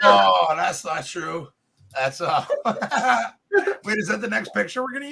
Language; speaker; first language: English; native; English